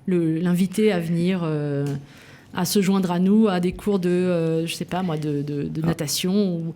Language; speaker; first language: French; native; French